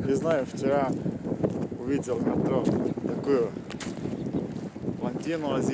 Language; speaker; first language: Russian; non-native, learner; Serbian